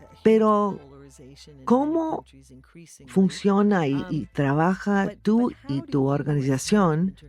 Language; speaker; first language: Spanish; non-native, fluent; English